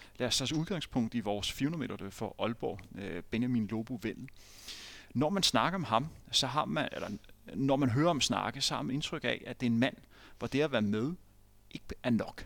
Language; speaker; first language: Danish; native; Danish